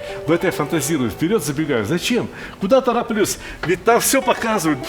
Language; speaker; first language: Russian; native; Russian